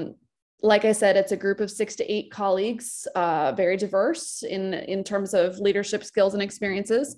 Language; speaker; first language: English; native; English